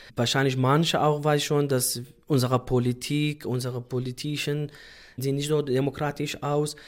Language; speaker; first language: German; non-native, fluent; Arabic